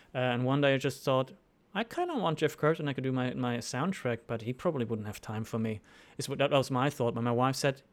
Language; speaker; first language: English; non-native, fluent; German